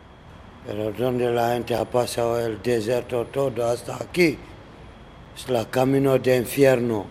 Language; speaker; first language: Spanish; non-native, learner; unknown